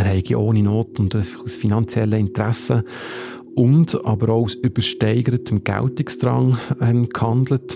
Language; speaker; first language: German; native; German